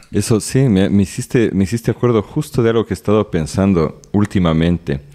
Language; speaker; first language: Spanish; native; Spanish